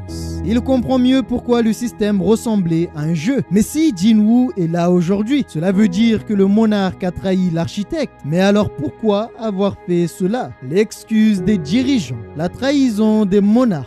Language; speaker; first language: French; native; French